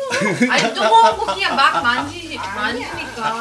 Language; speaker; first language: Korean; non-native, fluent; German